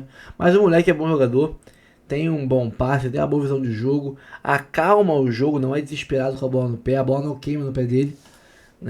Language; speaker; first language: Portuguese; native; Portuguese